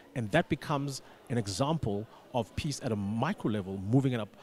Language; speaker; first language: English; non-native, local second language; Xhosa